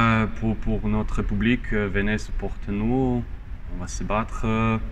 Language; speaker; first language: French; non-native, fluent; Croatian